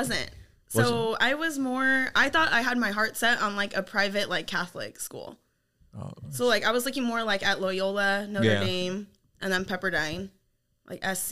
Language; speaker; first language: English; native; English